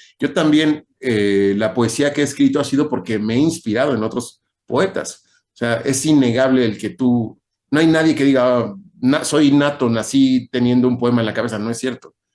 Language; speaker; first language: Spanish; native; Spanish